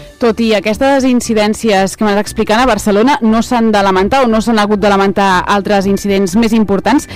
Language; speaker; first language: Catalan; native; Catalan